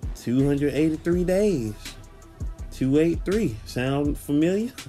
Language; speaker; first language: English; native; English